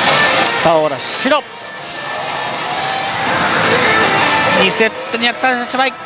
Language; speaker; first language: Japanese; native; Japanese